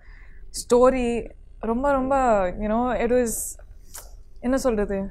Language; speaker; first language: Tamil; non-native, learner; Kodava